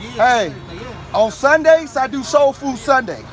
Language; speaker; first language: English; native; English